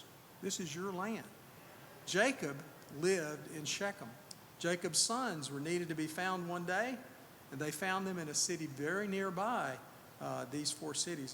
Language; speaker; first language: English; native; English